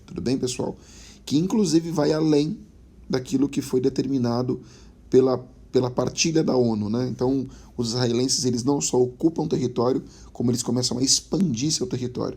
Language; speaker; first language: Portuguese; native; Portuguese